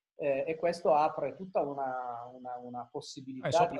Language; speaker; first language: Italian; native; Italian